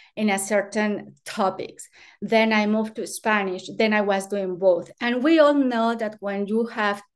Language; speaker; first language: English; non-native, fluent; Spanish